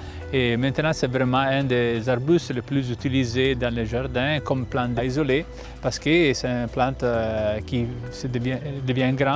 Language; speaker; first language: French; non-native, fluent; Italian